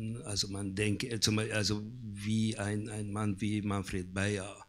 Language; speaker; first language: German; non-native, fluent; Hungarian